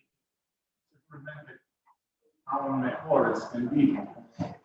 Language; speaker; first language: Spanish; non-native, fluent; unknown